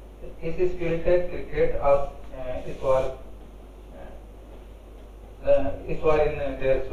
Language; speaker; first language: German; non-native, learner; Hindi